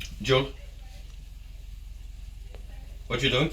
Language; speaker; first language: English; non-native, learner; Polish